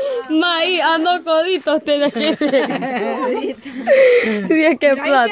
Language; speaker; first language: Spanish; native; Spanish